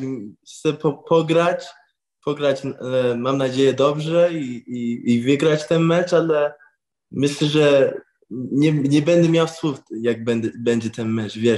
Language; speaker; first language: Polish; early bilingual, heritage; English